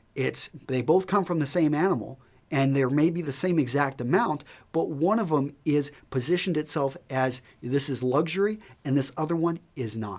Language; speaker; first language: English; native; English